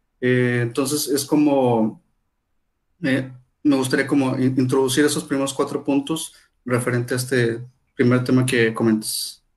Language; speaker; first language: Spanish; native; Spanish